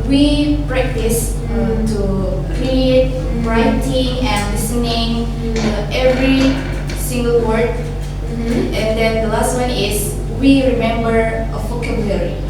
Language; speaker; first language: English; non-native, learner; Indonesian